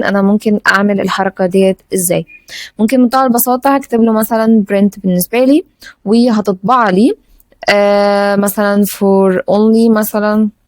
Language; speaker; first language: Arabic; native; Arabic